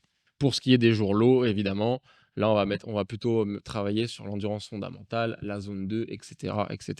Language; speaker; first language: French; native; French